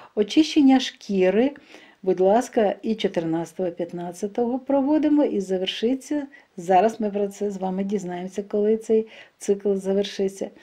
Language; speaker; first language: Ukrainian; non-native, local second language; Russian